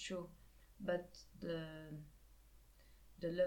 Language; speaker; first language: English; non-native, fluent; French